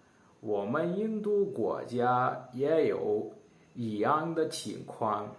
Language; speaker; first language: Chinese; non-native, learner; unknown